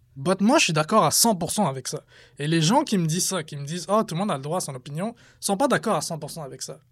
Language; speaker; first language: French; early bilingual, other home language; Arabic